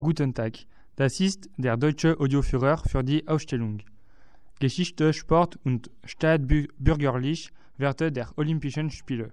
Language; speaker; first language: German; non-native, learner; French